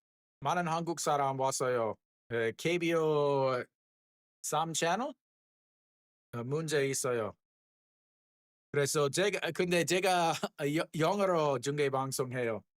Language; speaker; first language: Korean; non-native, learner; English